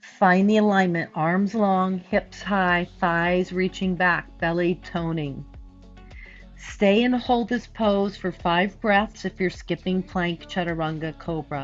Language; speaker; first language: English; native; English